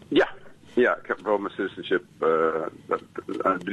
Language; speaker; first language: Dutch; non-native, fluent; English